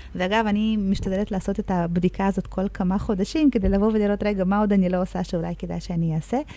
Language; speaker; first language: Hebrew; early bilingual, other home language; Russian